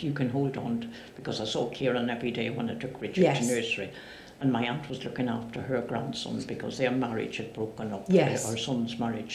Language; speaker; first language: English; native; English